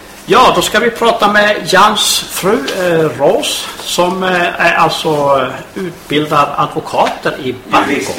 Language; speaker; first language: Swedish; native; Swedish